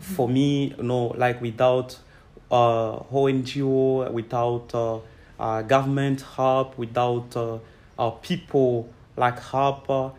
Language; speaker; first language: English; non-native, fluent; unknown